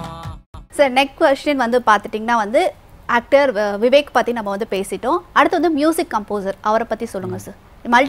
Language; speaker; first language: Tamil; native; Tamil